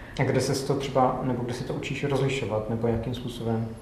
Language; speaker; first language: Czech; native; Czech